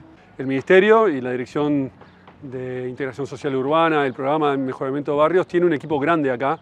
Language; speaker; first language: Spanish; native; Spanish